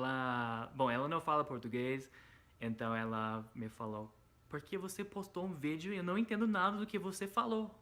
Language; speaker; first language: Portuguese; non-native, fluent; English